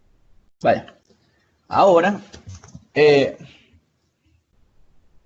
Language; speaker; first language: Spanish; native; Spanish